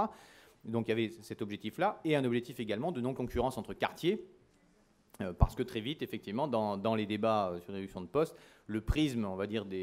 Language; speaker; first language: French; native; French